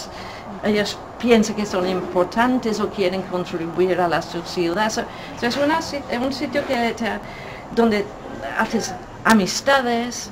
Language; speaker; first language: Spanish; non-native, fluent; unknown